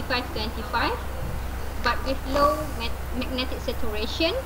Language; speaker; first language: English; non-native, local second language; Malay